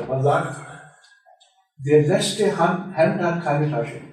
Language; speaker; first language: German; non-native, learner; Urdu